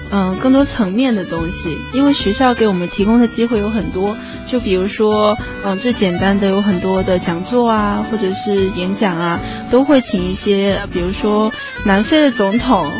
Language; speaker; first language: Chinese; non-native, local second language; Cantonese